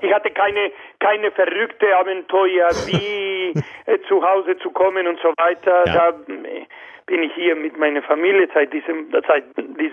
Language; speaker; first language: German; non-native, fluent; Spanish